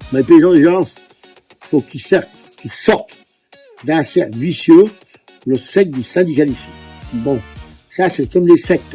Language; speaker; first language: French; native; French